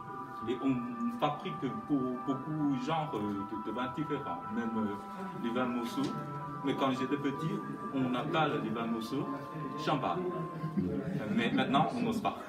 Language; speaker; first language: French; non-native, fluent; Chinese